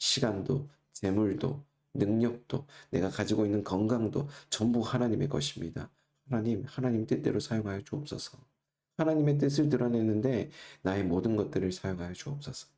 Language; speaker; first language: Korean; native; Korean